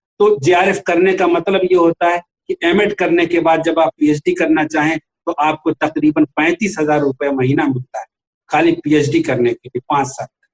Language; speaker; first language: Urdu; native; Urdu